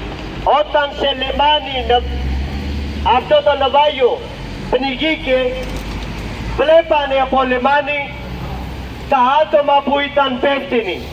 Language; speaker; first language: Greek; non-native, learner; Urdu